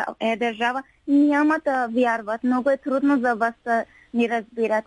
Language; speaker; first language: Bulgarian; non-native, learner; Persian